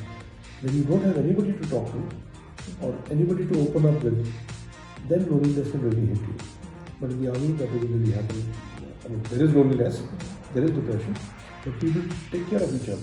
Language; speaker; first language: English; non-native, local second language; Hindi